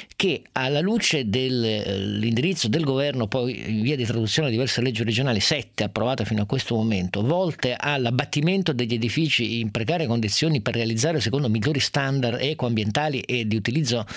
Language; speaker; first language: Italian; native; Italian